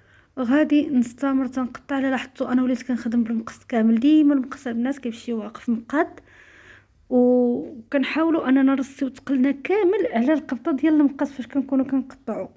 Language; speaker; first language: Arabic; native; Arabic